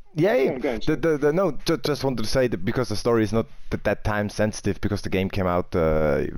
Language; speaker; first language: English; non-native, fluent; German